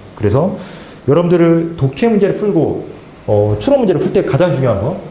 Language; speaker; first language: Korean; native; Korean